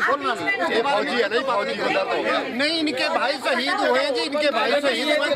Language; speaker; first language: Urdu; non-native, local second language; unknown